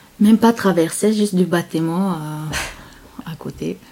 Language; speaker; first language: French; non-native, learner; Chechen